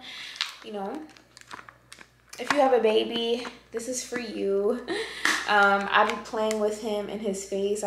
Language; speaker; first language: English; native; English